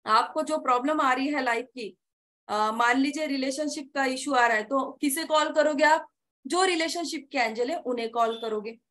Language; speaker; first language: Hindi; non-native, local second language; Marathi